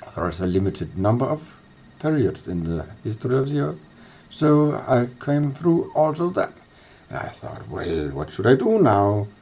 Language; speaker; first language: English; non-native, fluent; Danish